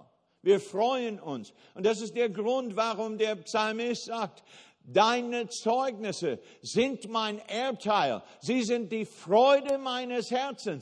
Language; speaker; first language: German; non-native, fluent; English